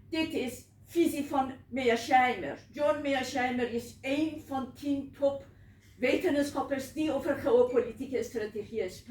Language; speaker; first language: Dutch; non-native, learner; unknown